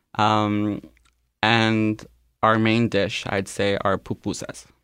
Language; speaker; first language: English; non-native, fluent; Spanish